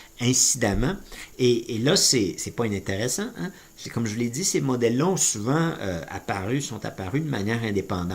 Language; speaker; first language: French; native; French